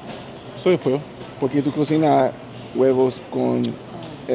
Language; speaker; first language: Spanish; non-native, learner; English